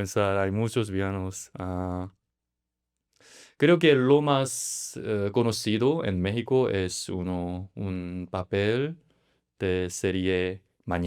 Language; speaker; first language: Spanish; non-native, learner; Korean